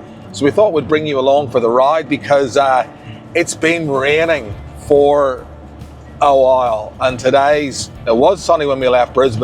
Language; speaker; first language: English; native; English